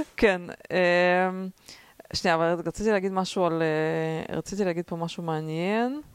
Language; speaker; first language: Hebrew; early bilingual, other home language; Russian